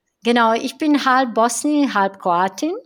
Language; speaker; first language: German; non-native, fluent; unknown